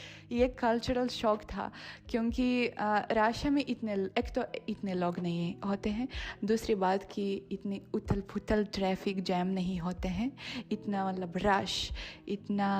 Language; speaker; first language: Hindi; non-native, fluent; Russian